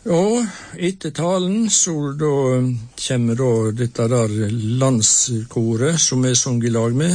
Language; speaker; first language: Norwegian; native; Norwegian